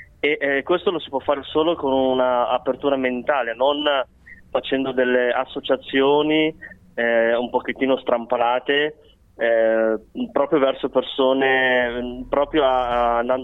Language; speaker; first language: Italian; early bilingual, other home language; Chinese